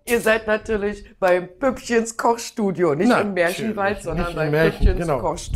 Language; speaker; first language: German; native; German